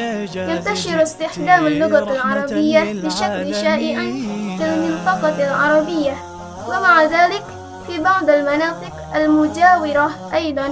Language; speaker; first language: Arabic; non-native, learner; Indonesian